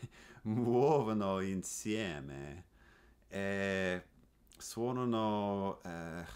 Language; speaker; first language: Italian; non-native, learner; English